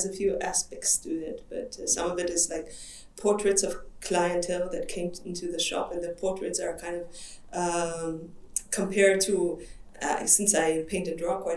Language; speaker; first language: English; non-native, fluent; Hebrew